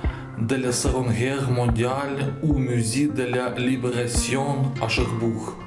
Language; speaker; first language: French; non-native, learner; Russian